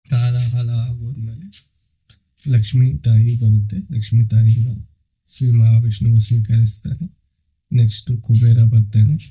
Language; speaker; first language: Kannada; non-native, local second language; Telugu